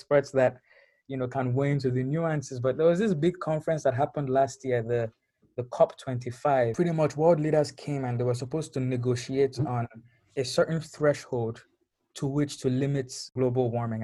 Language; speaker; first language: English; non-native, local second language; Yoruba